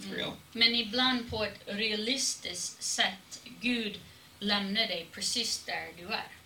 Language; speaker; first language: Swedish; non-native, fluent; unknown